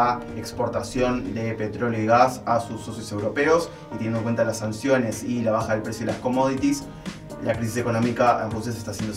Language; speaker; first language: Spanish; native; Spanish